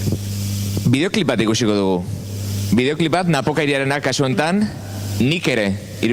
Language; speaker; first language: Basque; native; Basque